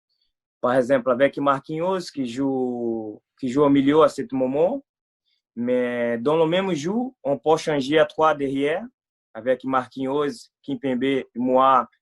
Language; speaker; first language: French; non-native, fluent; Portuguese